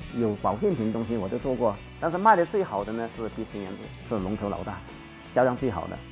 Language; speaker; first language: Chinese; non-native, local second language; Hakka Chinese